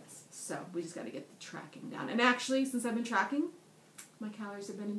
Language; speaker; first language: English; native; English